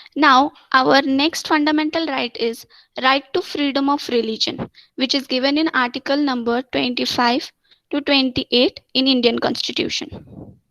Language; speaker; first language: English; non-native, local second language; Marathi